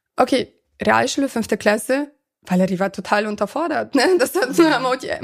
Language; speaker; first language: German; early bilingual, other home language; Russian